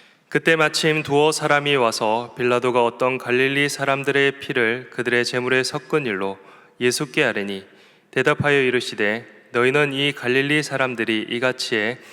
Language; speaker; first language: Korean; native; Korean